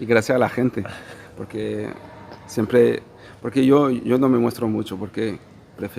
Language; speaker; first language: Spanish; non-native, fluent; Portuguese